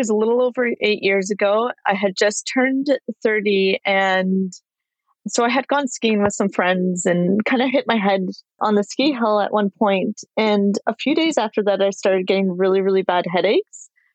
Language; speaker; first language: English; native; English